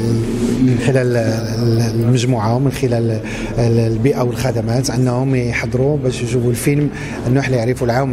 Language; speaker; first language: Arabic; native; Arabic